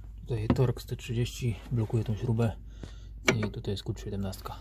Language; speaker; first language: Polish; native; Polish